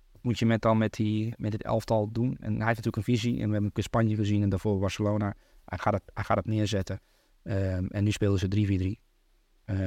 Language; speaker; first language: Dutch; early bilingual, other home language; Turkish